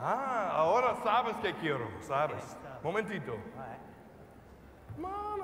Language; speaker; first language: Spanish; non-native, learner; English